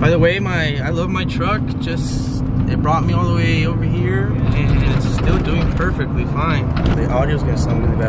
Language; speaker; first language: English; early bilingual, other home language; Spanish